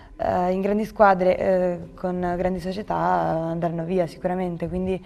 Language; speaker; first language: Italian; native; Italian